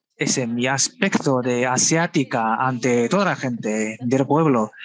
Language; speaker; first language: Spanish; non-native, fluent; Chinese